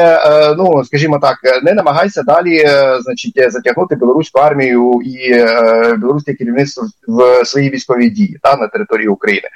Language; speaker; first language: Ukrainian; native; Ukrainian